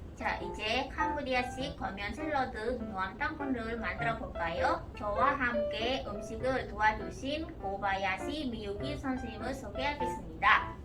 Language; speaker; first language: Korean; non-native, learner; Khmer